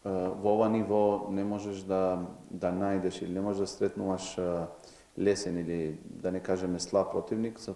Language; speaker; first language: Macedonian; non-native, local second language; Albanian